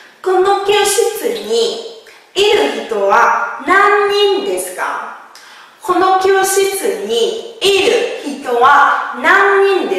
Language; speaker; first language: Japanese; non-native, learner; Vietnamese